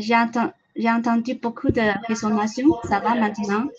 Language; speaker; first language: French; non-native, learner; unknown